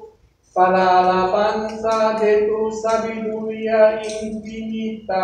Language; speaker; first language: Spanish; non-native, learner; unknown